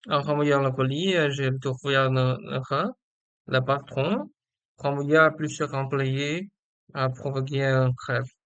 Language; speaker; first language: French; non-native, learner; Chinese